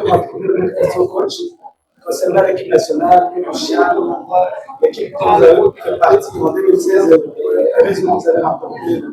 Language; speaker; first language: French; non-native, local second language; Kinyarwanda